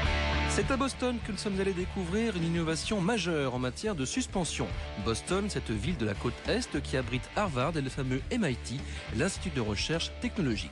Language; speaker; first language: French; native; French